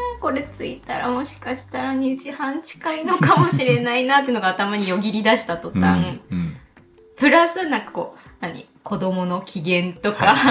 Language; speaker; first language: Japanese; native; Japanese